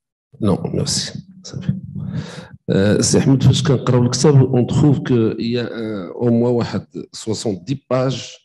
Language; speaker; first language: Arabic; native; Arabic